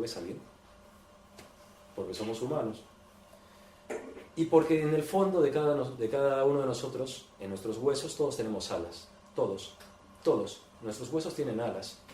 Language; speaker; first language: Spanish; native; Spanish